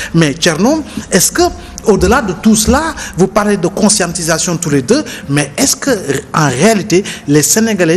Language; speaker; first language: French; non-native, local second language; Wolof